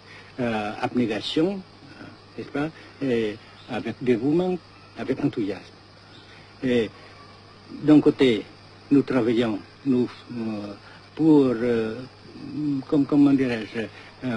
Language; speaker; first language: French; non-native, local second language; Vietnamese